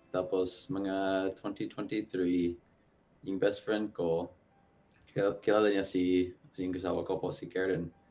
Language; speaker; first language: Filipino; non-native, fluent; English